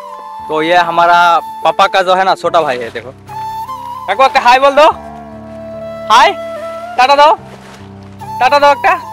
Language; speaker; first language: Hindi; non-native, local second language; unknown